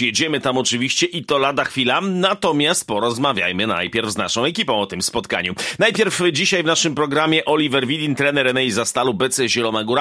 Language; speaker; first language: Polish; native; Polish